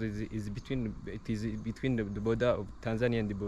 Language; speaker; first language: English; non-native, learner; Rundi